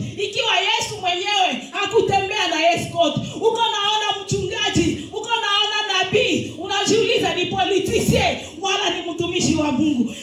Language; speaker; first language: Swahili; native; Swahili